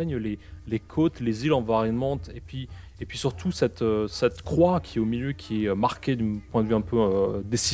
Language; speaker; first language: French; native; French